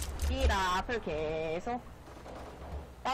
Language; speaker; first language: Korean; native; Korean